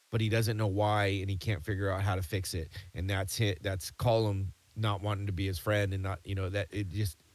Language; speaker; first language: English; native; English